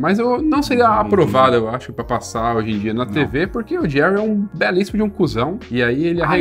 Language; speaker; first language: Portuguese; native; Portuguese